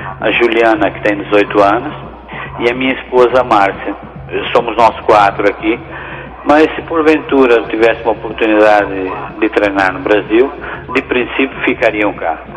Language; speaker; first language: Portuguese; native; Portuguese